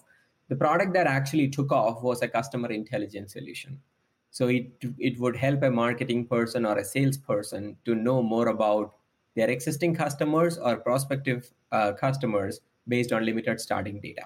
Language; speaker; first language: English; non-native, local second language; Malayalam